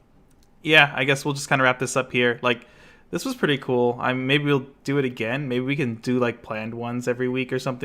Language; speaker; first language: English; native; English